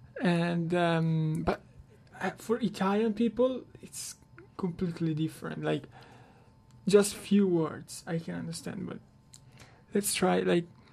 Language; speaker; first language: English; non-native, learner; Italian